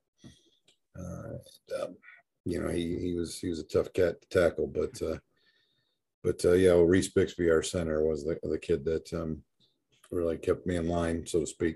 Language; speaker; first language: English; native; English